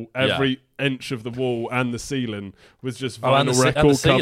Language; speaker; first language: English; native; English